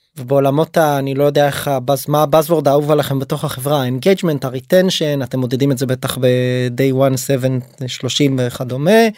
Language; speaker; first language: Hebrew; native; Hebrew